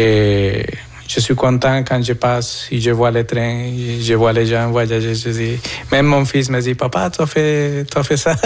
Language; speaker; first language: French; non-native, fluent; Spanish